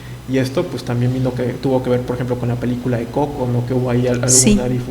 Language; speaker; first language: Spanish; native; Spanish